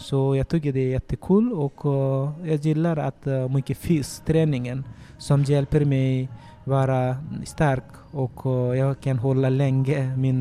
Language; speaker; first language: Swedish; non-native, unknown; Nepali